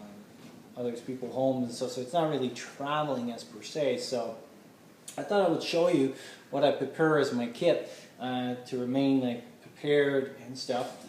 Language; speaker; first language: English; non-native, fluent; French